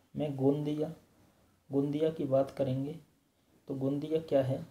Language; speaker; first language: Hindi; native; Hindi